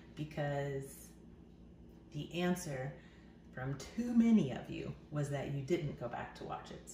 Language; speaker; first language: English; native; English